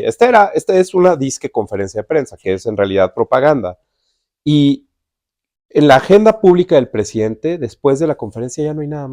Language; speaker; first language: Spanish; native; Spanish